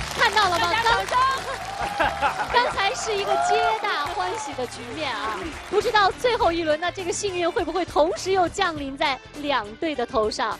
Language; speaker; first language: Chinese; native; Chinese